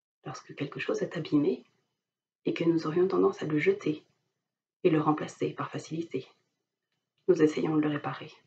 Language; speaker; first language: French; native; French